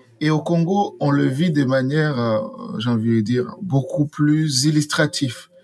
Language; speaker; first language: French; non-native, local second language; Swahili